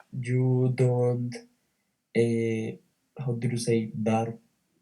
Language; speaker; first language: English; non-native, learner; Spanish